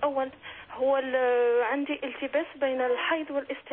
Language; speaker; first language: Arabic; native; Arabic